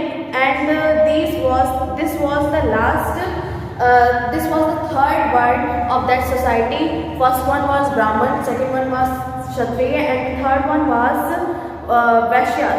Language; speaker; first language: English; non-native, local second language; Hindi